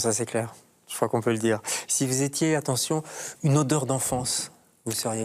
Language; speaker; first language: French; native; French